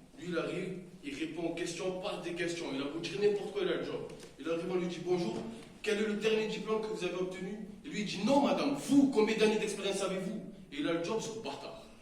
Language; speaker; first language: French; native; French